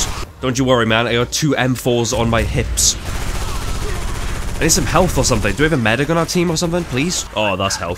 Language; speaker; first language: English; native; English